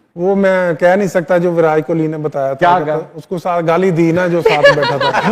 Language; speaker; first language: Urdu; non-native, local second language; Punjabi